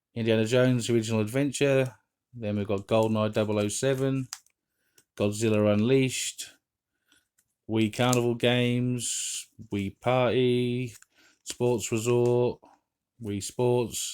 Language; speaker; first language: English; native; English